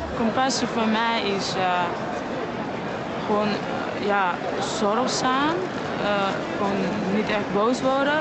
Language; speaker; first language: Dutch; non-native, fluent; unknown